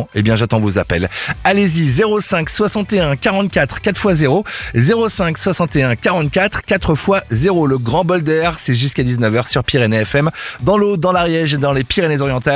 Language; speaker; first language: French; native; French